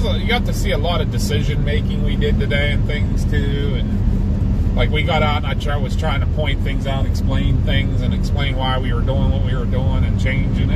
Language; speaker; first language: English; native; English